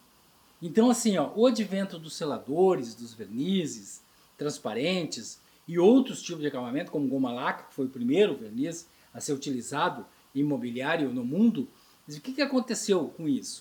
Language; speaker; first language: Portuguese; native; Portuguese